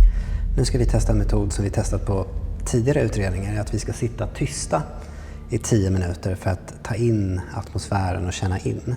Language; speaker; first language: Swedish; native; Swedish